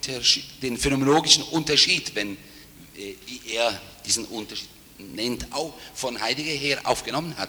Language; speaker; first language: German; non-native, fluent; Italian